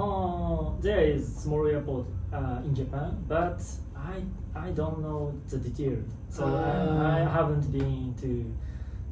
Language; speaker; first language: English; non-native, learner; Japanese